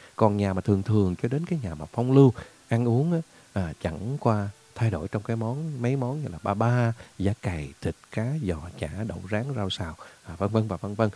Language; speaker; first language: Vietnamese; native; Vietnamese